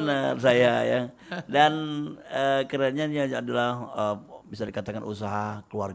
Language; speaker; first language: Indonesian; native; Indonesian